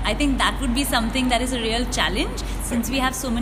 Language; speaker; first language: English; non-native, local second language; Bangla